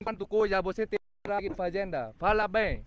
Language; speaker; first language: Portuguese; non-native, learner; Vietnamese